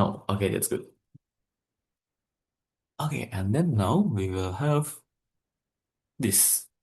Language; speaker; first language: English; non-native, fluent; Indonesian